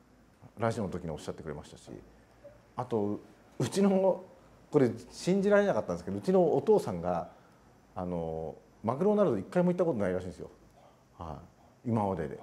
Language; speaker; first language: Japanese; native; Japanese